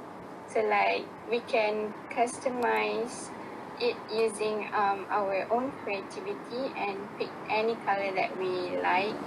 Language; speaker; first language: English; non-native, local second language; Malay